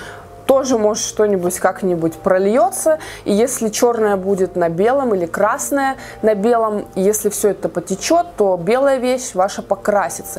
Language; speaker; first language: Russian; native; Russian